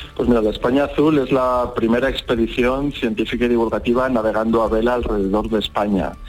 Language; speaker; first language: Spanish; native; Spanish